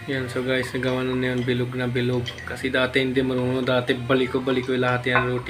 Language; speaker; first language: Filipino; non-native, learner; Punjabi